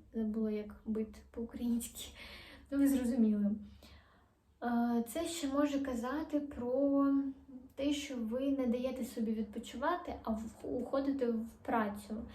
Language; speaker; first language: Ukrainian; non-native, local second language; Russian